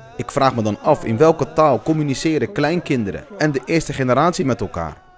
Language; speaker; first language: Dutch; early bilingual, other home language; Arabic